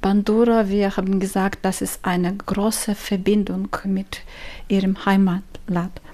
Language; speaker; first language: German; non-native, learner; Ukrainian